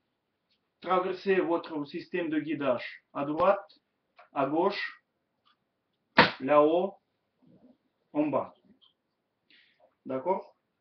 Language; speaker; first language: French; non-native, learner; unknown